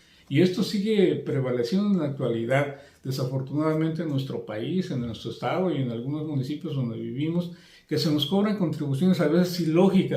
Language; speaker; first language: Spanish; native; Spanish